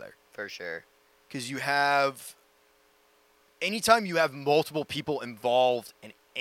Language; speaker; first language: English; native; English